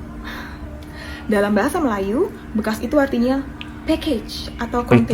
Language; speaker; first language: Indonesian; native; Indonesian